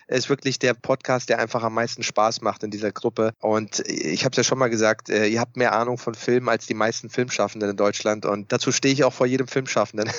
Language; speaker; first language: German; early bilingual, other home language; Turkish